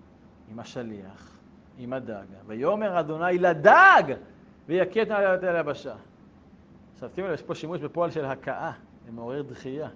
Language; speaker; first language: Hebrew; native; Hebrew